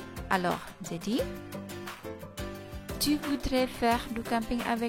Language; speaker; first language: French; non-native, fluent; Indonesian